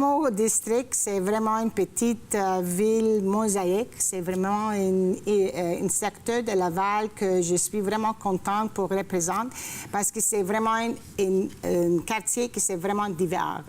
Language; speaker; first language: French; non-native, fluent; Greek